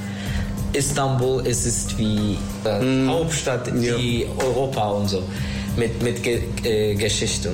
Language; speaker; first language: German; non-native, learner; Turkish